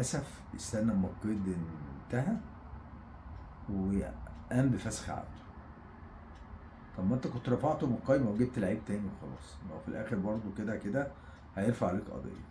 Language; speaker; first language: Arabic; native; Arabic